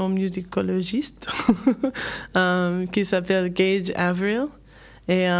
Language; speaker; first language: French; non-native, learner; English